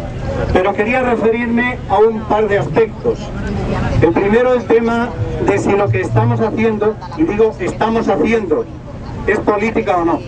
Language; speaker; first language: Spanish; native; Spanish